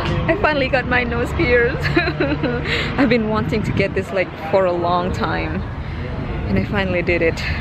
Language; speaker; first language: English; non-native, fluent; Indonesian